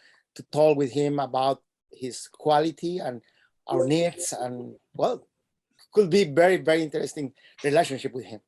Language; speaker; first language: English; non-native, fluent; Spanish